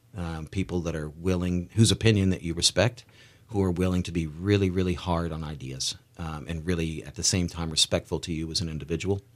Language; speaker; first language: English; native; English